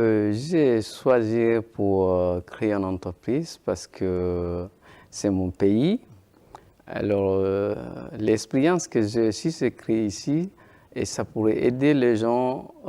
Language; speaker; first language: French; non-native, learner; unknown